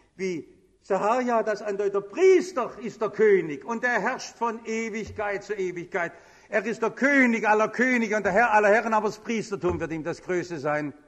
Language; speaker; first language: German; native; German